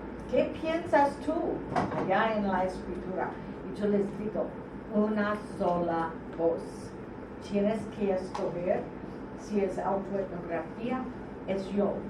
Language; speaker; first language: Spanish; non-native, fluent; English